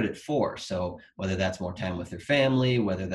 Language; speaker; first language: English; native; English